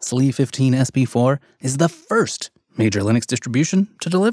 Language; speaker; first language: English; native; English